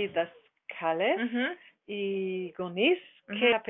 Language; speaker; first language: Greek; non-native, learner; German